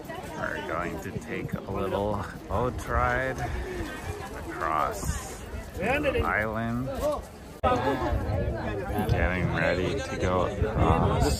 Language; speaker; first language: English; non-native, fluent; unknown